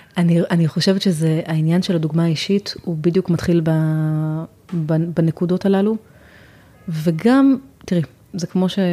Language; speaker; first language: Hebrew; native; Hebrew